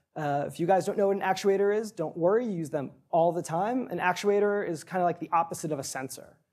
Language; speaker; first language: English; native; English